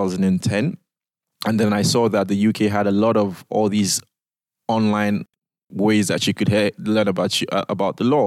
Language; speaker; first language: English; non-native, local second language; Yoruba